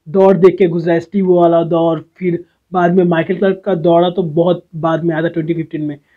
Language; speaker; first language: Hindi; non-native, local second language; Bangla